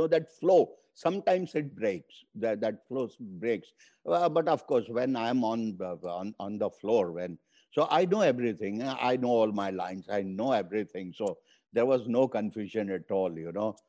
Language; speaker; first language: English; non-native, local second language; Hindi